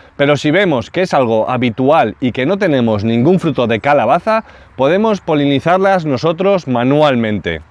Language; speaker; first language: Spanish; native; Spanish